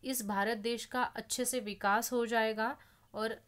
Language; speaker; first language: Hindi; non-native, local second language; Marathi